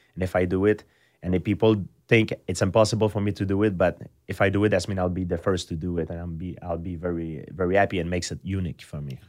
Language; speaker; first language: English; non-native, fluent; French